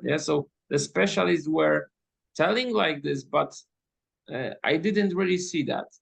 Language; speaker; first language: English; non-native, fluent; Polish